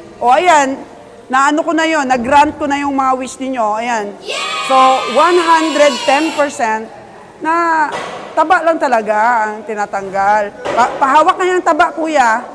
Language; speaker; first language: Filipino; non-native, local second language; Cebuano